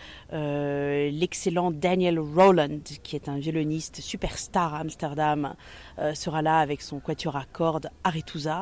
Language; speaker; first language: French; native; French